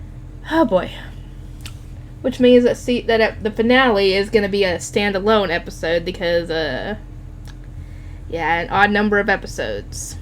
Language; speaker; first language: English; native; English